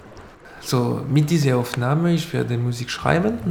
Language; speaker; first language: German; non-native, learner; French